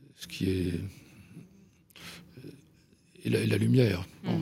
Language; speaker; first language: French; native; French